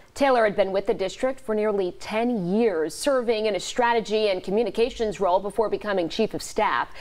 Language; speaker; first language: English; native; English